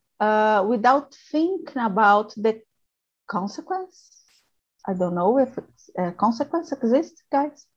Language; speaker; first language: English; non-native, learner; Portuguese